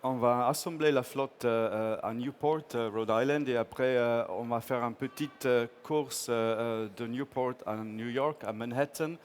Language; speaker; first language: French; non-native, fluent; English